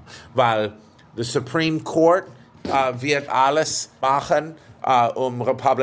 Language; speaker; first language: German; non-native, fluent; English